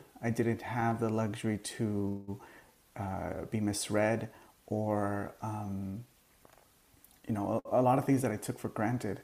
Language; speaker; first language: English; early bilingual, other home language; Spanish